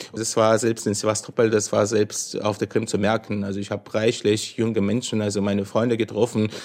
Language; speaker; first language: German; non-native, fluent; Russian